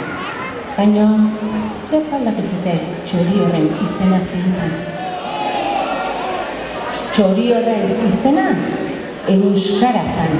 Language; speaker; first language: Basque; native; Basque